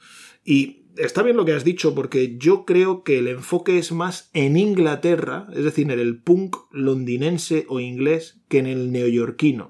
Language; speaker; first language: Spanish; native; Spanish